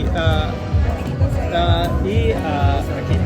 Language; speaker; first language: Spanish; non-native, learner; Hindi